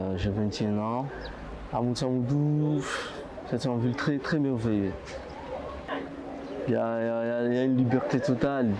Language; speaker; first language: French; non-native, learner; Comorian